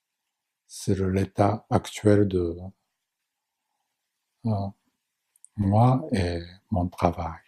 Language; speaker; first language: French; non-native, fluent; Japanese